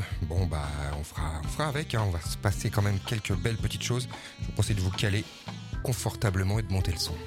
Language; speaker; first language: French; native; French